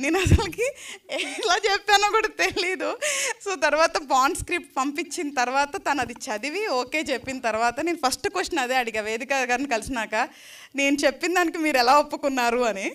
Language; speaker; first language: Telugu; native; Telugu